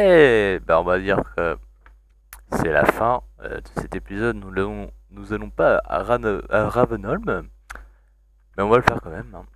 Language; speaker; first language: French; native; French